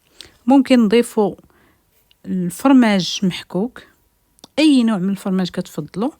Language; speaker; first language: Arabic; native; Arabic